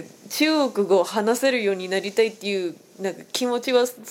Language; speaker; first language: Japanese; non-native, fluent; English